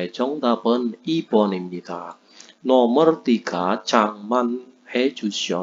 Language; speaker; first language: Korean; non-native, fluent; Indonesian